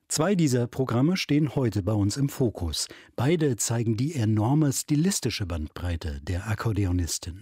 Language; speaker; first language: German; native; German